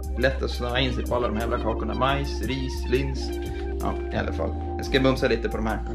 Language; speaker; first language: Swedish; early bilingual, other home language; Estonian